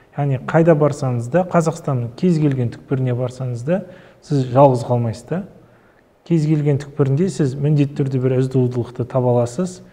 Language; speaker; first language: Kazakh; early bilingual, other home language; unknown